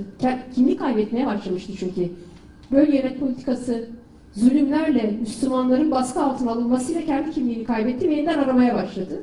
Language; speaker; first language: Turkish; native; Turkish